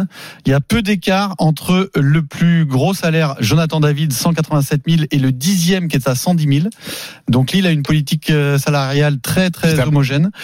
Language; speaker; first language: French; native; French